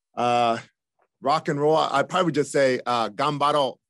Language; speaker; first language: English; native; English